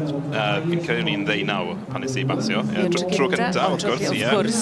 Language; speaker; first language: Welsh; native; Welsh